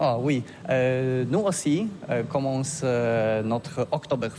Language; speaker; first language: French; non-native, learner; Polish